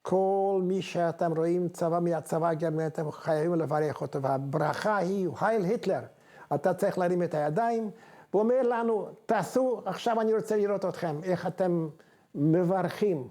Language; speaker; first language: Hebrew; non-native, fluent; Hungarian